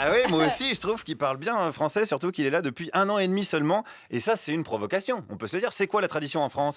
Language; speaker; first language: French; native; French